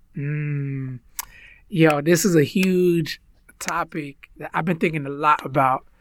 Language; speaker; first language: English; early bilingual, other home language; Spanish